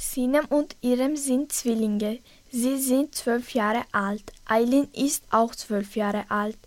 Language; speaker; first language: German; non-native, learner; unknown